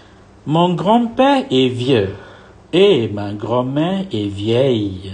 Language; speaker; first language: French; non-native, fluent; Malay